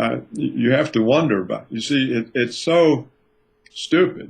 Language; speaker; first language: English; native; English